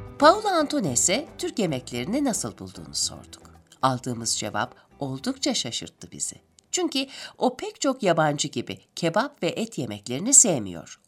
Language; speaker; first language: Turkish; native; Turkish